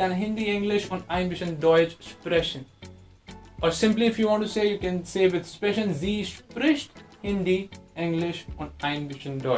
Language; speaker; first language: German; non-native, fluent; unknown